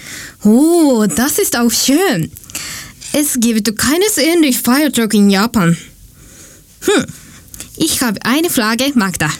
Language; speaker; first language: German; non-native, learner; Japanese